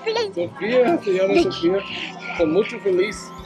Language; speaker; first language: Spanish; non-native, learner; English